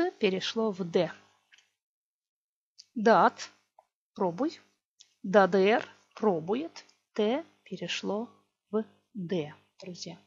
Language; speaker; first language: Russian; non-native, local second language; Gagauz